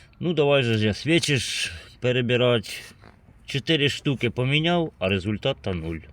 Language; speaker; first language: Ukrainian; native; Ukrainian